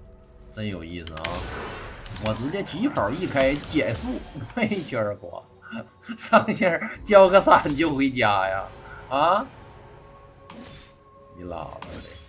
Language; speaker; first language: Chinese; native; Chinese